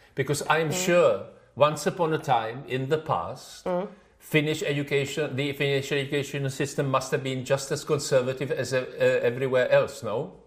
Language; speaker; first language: English; non-native, fluent; Czech